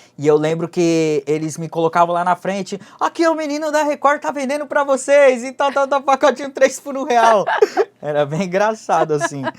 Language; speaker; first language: Portuguese; early bilingual, other home language; Japanese